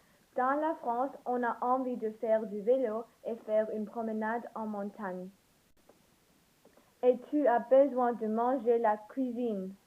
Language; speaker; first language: French; non-native, learner; English